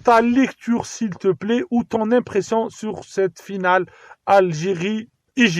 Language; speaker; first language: French; non-native, local second language; Arabic